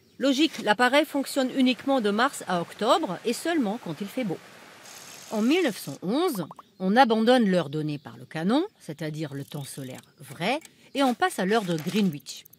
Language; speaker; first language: French; non-native, fluent; German